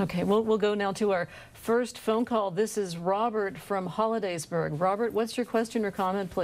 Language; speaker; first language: English; native; English